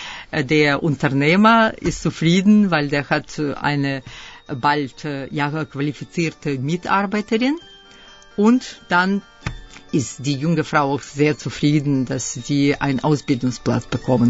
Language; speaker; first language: German; early bilingual, other home language; Russian